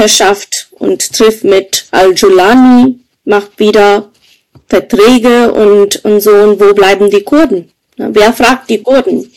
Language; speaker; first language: German; non-native, fluent; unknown